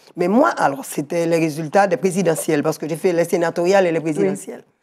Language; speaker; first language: French; native; French